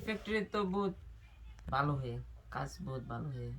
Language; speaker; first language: Hindi; non-native, learner; Bangla